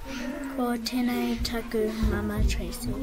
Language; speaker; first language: Māori; non-native, local second language; English